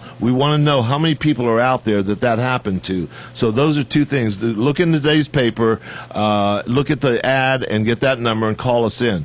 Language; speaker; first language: English; native; English